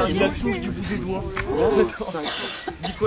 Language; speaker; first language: French; native; French